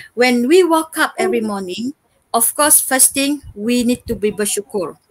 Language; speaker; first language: English; non-native, local second language; Malay